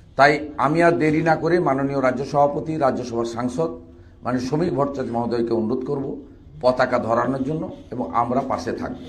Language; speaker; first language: Bangla; native; Bangla